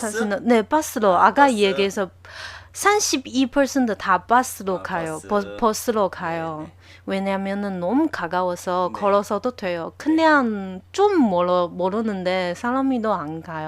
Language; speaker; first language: Korean; non-native, learner; Chinese